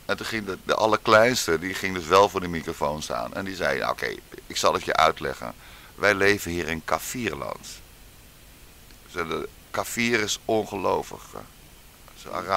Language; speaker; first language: Dutch; native; Dutch